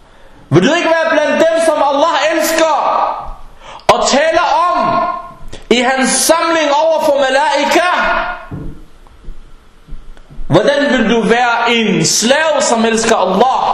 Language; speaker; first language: Danish; early bilingual, other home language; Arabic